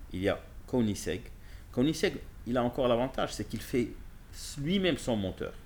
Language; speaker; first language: French; non-native, local second language; Arabic